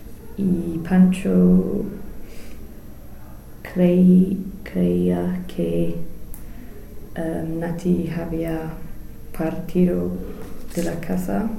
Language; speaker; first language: Spanish; non-native, learner; English